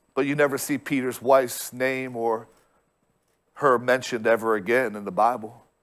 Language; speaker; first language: English; native; English